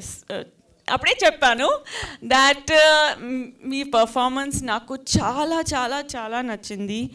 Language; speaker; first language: Telugu; non-native, fluent; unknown